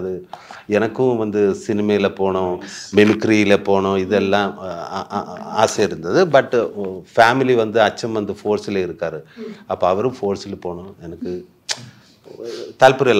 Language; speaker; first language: Tamil; non-native, learner; Malayalam